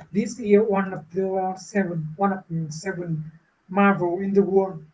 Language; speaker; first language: English; non-native, learner; Vietnamese